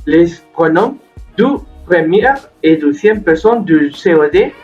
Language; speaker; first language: French; non-native, learner; Spanish